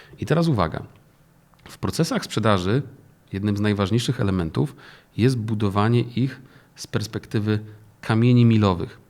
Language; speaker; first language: Polish; native; Polish